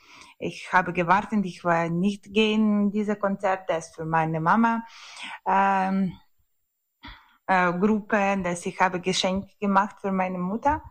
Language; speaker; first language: German; non-native, learner; Ukrainian